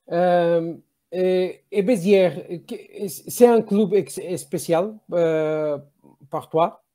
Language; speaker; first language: French; non-native, learner; Portuguese